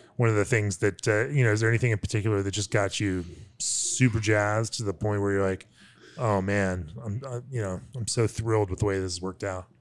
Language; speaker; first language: English; native; English